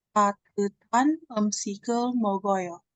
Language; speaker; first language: Korean; non-native, learner; Indonesian